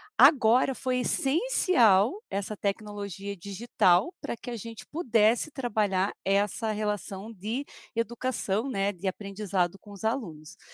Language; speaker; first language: Portuguese; native; Portuguese